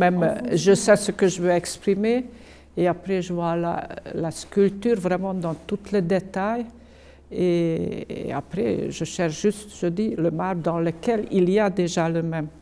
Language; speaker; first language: French; non-native, fluent; Hungarian